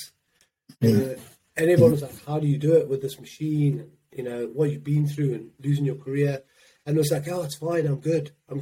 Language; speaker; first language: English; native; English